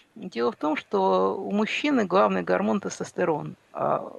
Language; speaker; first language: Russian; native; Russian